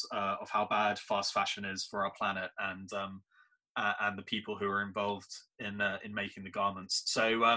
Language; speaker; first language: English; native; English